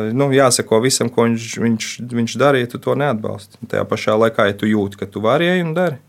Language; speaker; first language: Latvian; native; Latvian